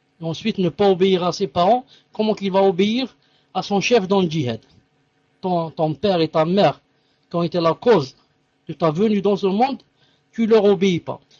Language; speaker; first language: French; non-native, local second language; Arabic